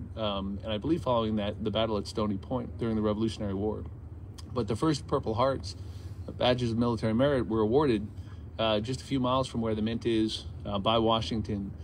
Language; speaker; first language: English; native; English